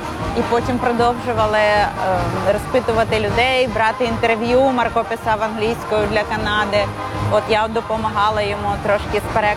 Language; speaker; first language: Ukrainian; native; Ukrainian